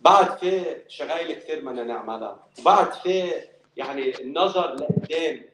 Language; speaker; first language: Arabic; early bilingual, other home language; English